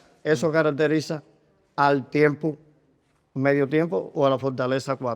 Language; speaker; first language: Spanish; native; Spanish